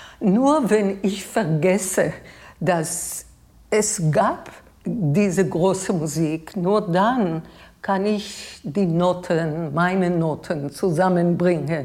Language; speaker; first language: German; non-native, fluent; Hebrew